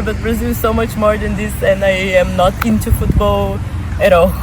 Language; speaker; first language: English; non-native, fluent; Portuguese